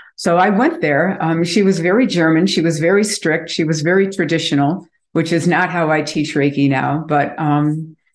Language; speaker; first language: English; native; English